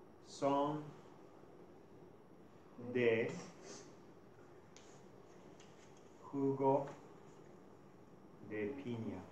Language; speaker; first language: Spanish; non-native, fluent; English